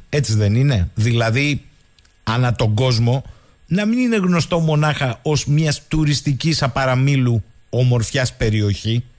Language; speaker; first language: Greek; native; Greek